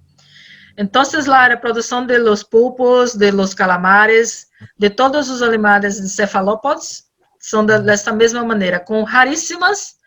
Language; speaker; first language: Spanish; non-native, learner; Portuguese